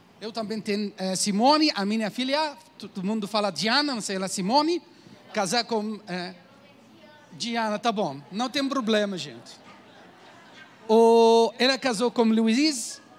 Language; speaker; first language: Portuguese; non-native, learner; Arabic